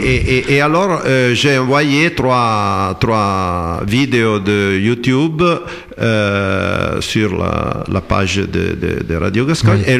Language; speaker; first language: French; non-native, fluent; Italian